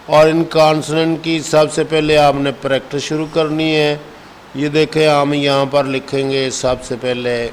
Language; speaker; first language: Urdu; non-native, local second language; Punjabi